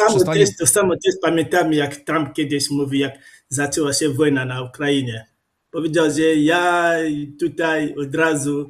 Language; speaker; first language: Polish; non-native, fluent; Lingala